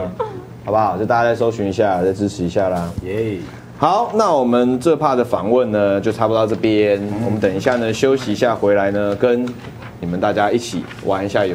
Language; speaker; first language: Chinese; native; Chinese